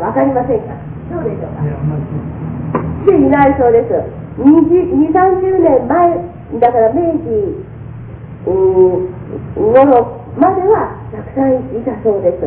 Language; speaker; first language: Japanese; native; Japanese